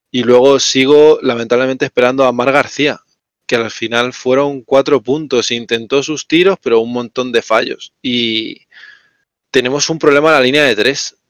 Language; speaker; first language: Spanish; native; Spanish